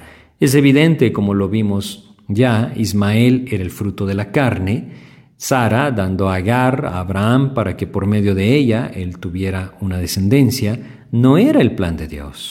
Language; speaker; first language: Spanish; native; Spanish